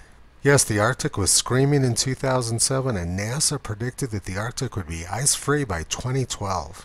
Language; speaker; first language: English; native; English